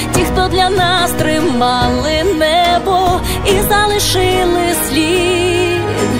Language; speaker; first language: Ukrainian; native; Ukrainian